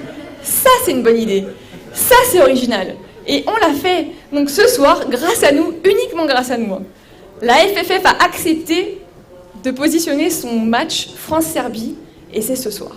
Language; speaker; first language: French; native; French